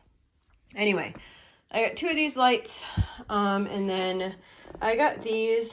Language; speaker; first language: English; native; English